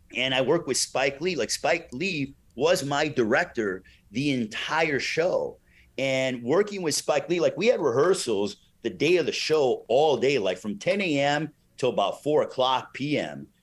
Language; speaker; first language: English; native; English